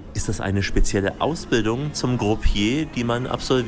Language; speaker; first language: German; native; German